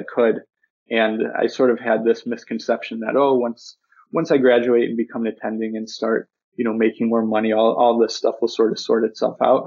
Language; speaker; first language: English; native; English